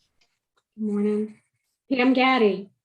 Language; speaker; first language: English; native; English